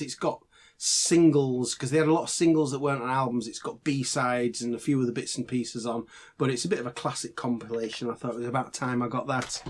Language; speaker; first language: English; native; English